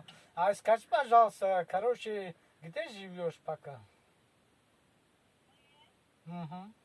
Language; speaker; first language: Russian; non-native, learner; Tajik